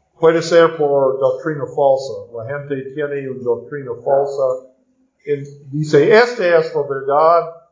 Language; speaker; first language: Spanish; non-native, learner; English